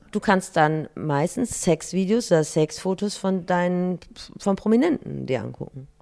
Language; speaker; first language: German; native; German